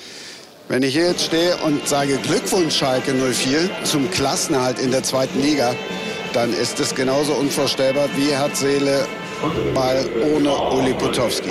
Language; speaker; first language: German; native; German